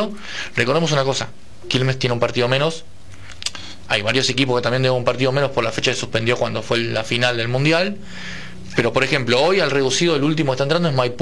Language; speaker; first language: Spanish; native; Spanish